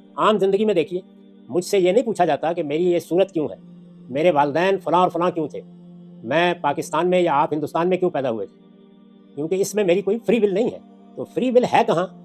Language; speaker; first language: Urdu; non-native, local second language; Punjabi